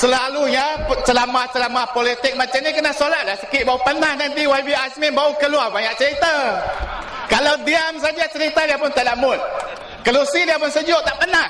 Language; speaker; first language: Malay; non-native, local second language; Chinese